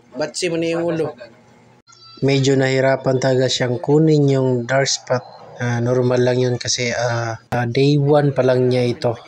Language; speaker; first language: Filipino; non-native, local second language; Cebuano